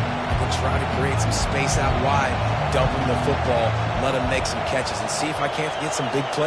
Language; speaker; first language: English; native; English